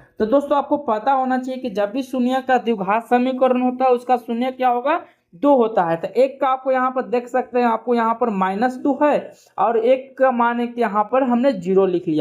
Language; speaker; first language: Hindi; native; Hindi